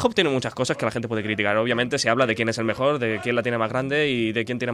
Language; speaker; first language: Spanish; native; Spanish